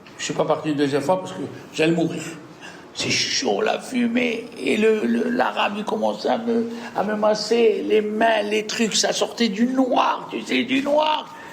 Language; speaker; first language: French; native; French